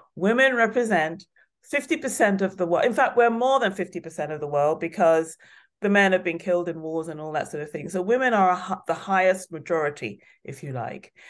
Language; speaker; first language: English; non-native, local second language; Yoruba